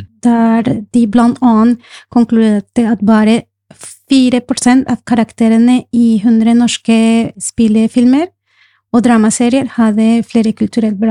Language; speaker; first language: Norwegian; non-native, fluent; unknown